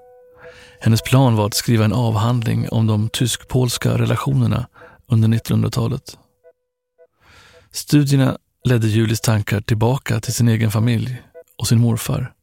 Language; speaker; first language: Swedish; native; Swedish